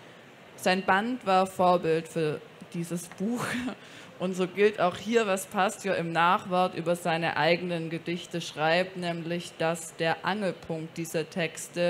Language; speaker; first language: German; native; German